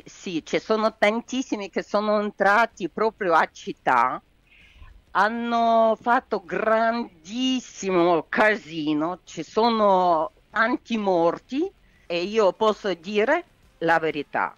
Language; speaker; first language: Italian; non-native, learner; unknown